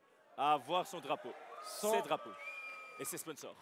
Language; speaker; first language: French; native; French